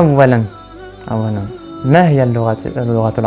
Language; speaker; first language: Arabic; non-native, learner; French